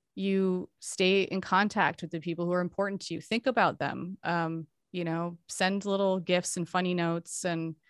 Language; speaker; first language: English; native; English